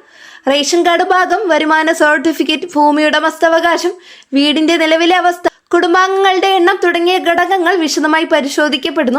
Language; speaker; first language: Malayalam; native; Malayalam